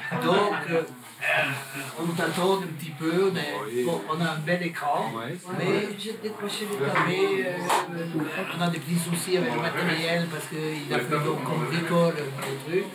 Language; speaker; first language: French; native; French